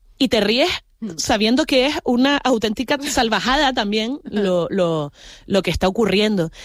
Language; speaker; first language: Spanish; native; Spanish